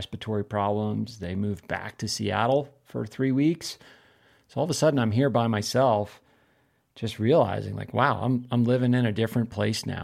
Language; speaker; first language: English; native; English